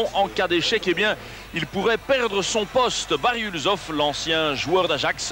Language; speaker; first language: French; native; French